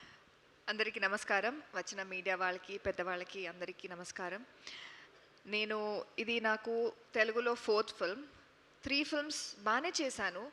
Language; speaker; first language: Telugu; non-native, fluent; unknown